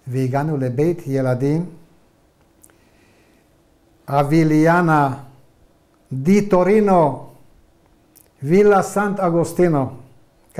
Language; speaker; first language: Hebrew; non-native, fluent; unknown